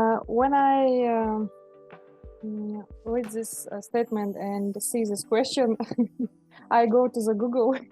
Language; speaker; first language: English; non-native, learner; Russian